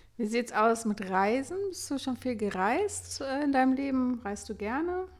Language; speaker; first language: German; native; German